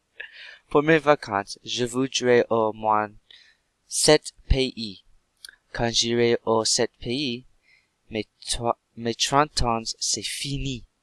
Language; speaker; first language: French; non-native, learner; English